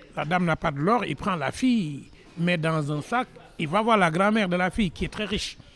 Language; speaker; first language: French; non-native, local second language; Wolof